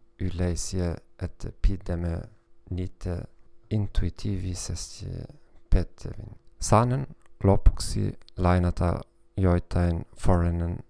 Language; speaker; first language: Finnish; non-native, fluent; German